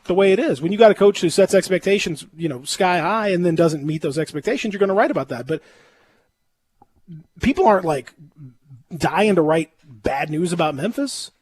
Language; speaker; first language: English; native; English